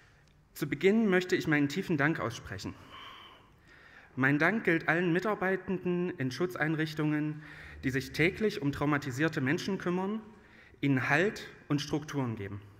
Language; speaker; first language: German; native; German